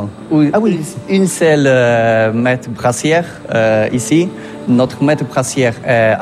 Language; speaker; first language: French; non-native, learner; Polish